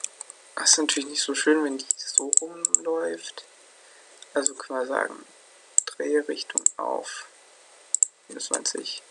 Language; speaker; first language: German; native; German